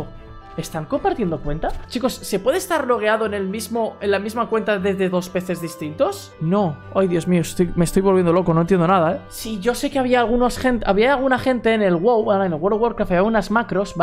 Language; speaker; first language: Spanish; native; Spanish